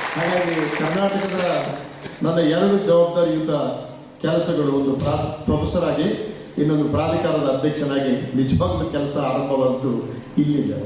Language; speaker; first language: Kannada; non-native, local second language; Tulu